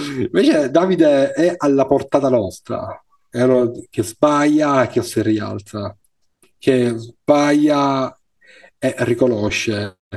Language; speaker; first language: Italian; native; Italian